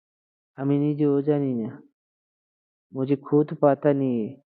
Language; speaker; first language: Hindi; non-native, learner; Bangla